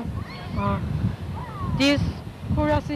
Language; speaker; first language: English; non-native, learner; Korean